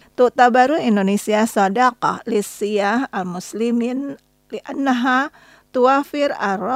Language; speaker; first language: Arabic; non-native, fluent; Indonesian